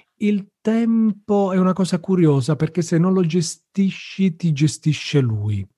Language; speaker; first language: Italian; native; Italian